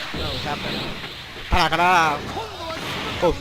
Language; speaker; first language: Galician; non-native, local second language; Spanish